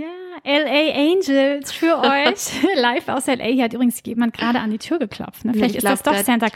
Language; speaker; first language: German; native; German